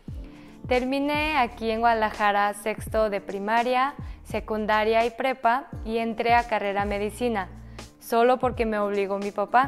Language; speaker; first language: Spanish; early bilingual, other home language; Korean